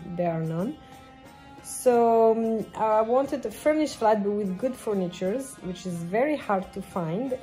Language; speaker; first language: English; non-native, fluent; French